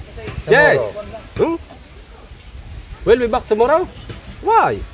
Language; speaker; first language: English; non-native, learner; Filipino